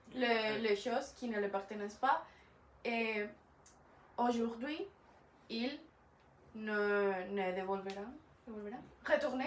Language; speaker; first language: French; non-native, learner; Spanish